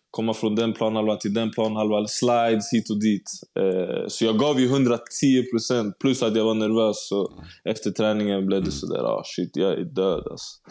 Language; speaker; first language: Swedish; native; Swedish